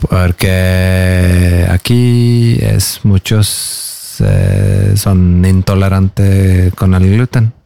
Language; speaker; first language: Spanish; non-native, learner; Norwegian